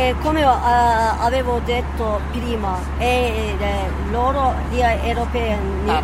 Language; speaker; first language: Italian; non-native, fluent; Turkish